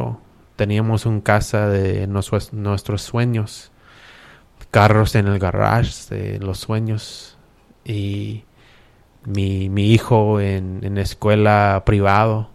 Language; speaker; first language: Spanish; early bilingual, heritage; Spanish